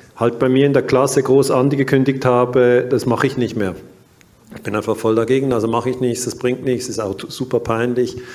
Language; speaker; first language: German; native; German